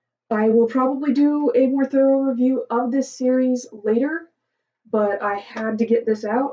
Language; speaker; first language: English; native; English